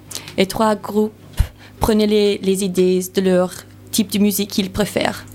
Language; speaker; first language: French; non-native, learner; English